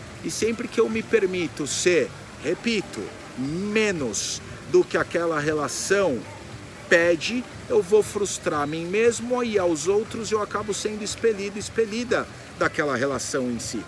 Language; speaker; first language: Portuguese; native; Portuguese